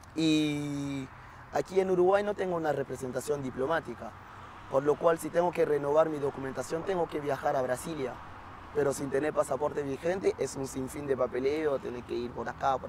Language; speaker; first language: Spanish; non-native, fluent; French